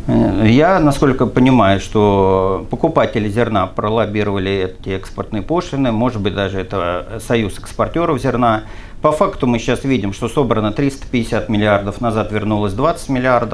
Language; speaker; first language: Russian; native; Russian